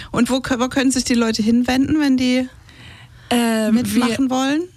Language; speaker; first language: German; native; German